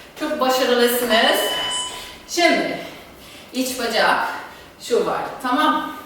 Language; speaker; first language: Turkish; non-native, fluent; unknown